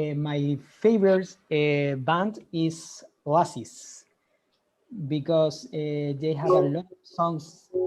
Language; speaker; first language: English; non-native, learner; Spanish